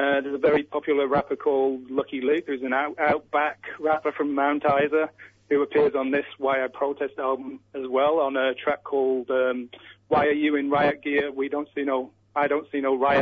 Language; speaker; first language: English; native; English